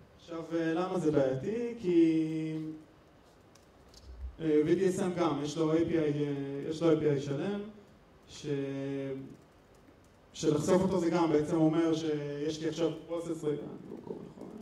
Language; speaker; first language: Hebrew; native; Hebrew